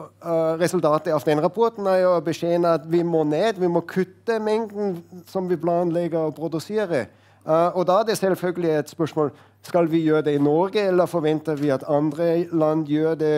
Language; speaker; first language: Norwegian; non-native, fluent; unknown